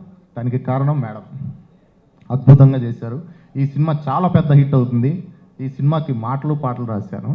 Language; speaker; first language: Telugu; native; Telugu